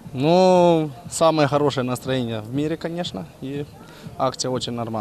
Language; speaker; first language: Russian; non-native, learner; Romanian